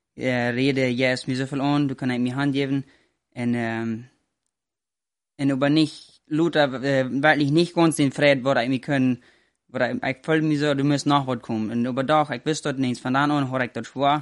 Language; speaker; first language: German; non-native, learner; Plautdietsch